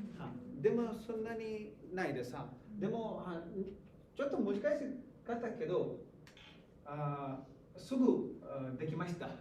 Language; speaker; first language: Japanese; non-native, learner; Hindi